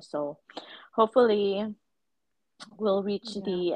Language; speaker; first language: English; non-native, local second language; Cebuano